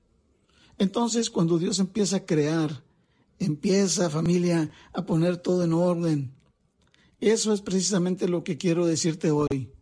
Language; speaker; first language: Spanish; native; Spanish